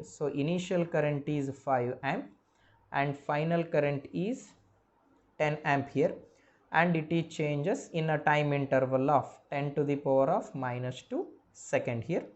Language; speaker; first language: English; non-native, local second language; Kannada